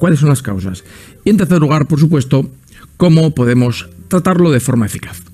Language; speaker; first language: Spanish; native; Spanish